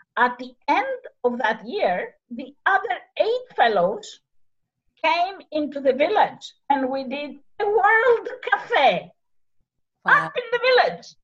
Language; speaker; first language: English; non-native, fluent; Greek